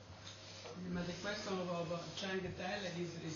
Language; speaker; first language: English; non-native, learner; Italian